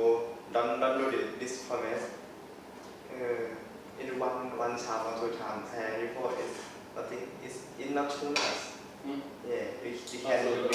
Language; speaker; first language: English; non-native, learner; Thai